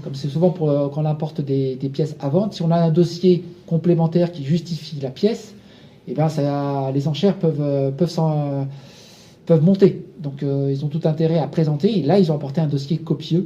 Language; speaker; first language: French; native; French